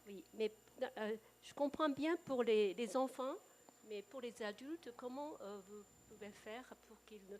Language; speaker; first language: French; non-native, fluent; Japanese